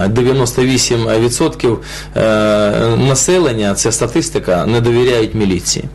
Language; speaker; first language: Ukrainian; non-native, local second language; Russian